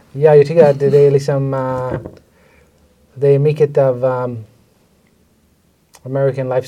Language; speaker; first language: Swedish; non-native, fluent; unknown